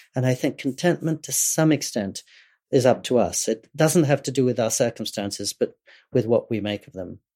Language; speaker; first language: English; native; English